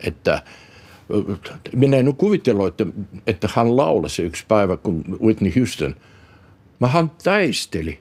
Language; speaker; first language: Finnish; non-native, learner; Bulgarian